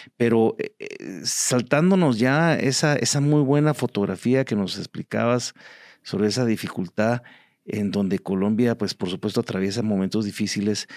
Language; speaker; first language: Spanish; native; Spanish